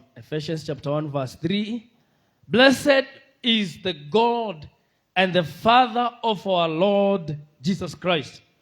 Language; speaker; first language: English; non-native, local second language; Swahili